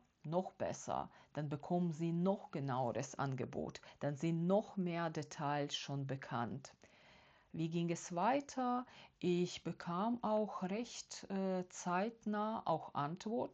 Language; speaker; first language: German; non-native, fluent; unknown